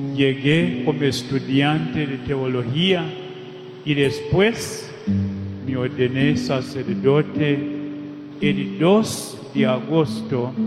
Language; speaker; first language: Spanish; non-native, fluent; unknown